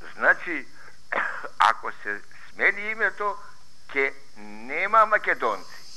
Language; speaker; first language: Macedonian; native; Macedonian